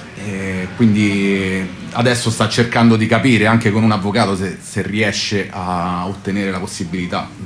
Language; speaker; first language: Italian; native; Italian